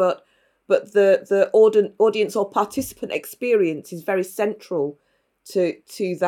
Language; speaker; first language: English; native; English